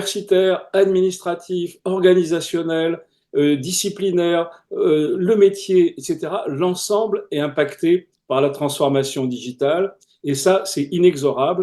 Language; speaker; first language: French; native; French